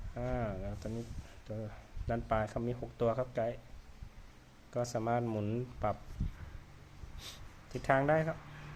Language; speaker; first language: Thai; native; Thai